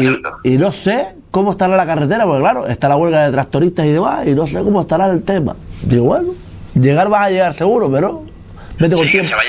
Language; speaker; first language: Spanish; native; Spanish